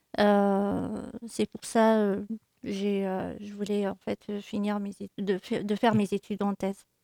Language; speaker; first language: French; non-native, local second language; Arabic